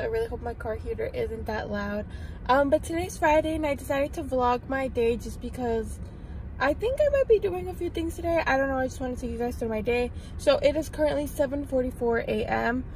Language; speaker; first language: English; early bilingual, other home language; Spanish